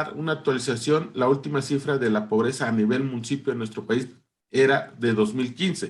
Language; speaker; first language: Spanish; native; Spanish